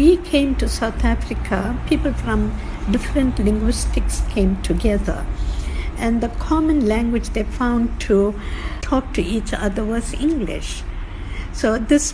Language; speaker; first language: English; non-native, local second language; Tamil